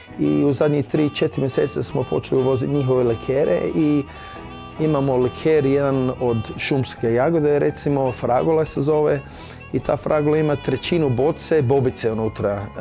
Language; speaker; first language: Croatian; early bilingual, heritage; Croatian